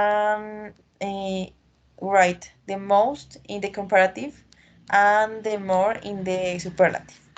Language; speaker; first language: English; non-native, learner; Spanish